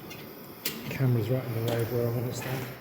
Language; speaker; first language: English; native; English